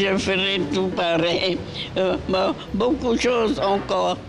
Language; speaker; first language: French; non-native, local second language; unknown